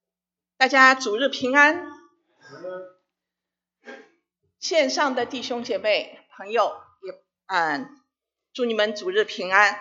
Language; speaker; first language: Chinese; native; Chinese